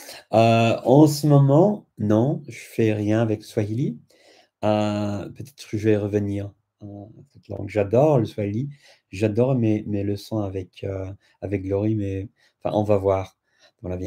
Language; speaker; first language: French; non-native, fluent; English